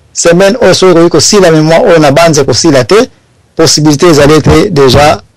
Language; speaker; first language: French; non-native, local second language; Lingala